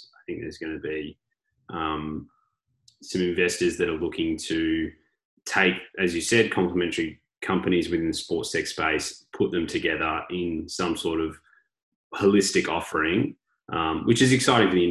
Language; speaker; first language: English; native; English